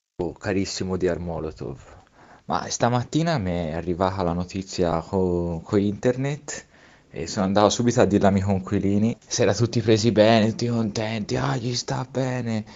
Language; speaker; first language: Italian; native; Italian